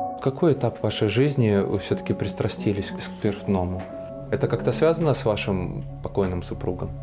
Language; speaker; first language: Russian; native; Russian